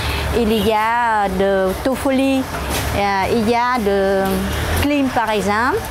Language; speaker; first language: French; non-native, fluent; Vietnamese